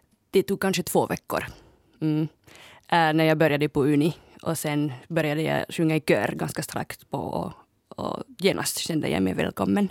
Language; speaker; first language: Swedish; non-native, fluent; French